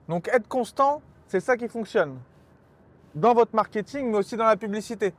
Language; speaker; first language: French; native; French